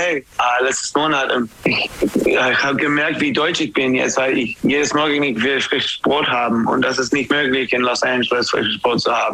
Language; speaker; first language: German; non-native, learner; English